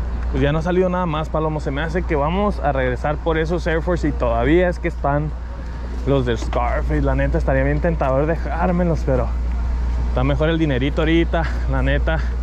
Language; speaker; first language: Spanish; early bilingual, heritage; Spanish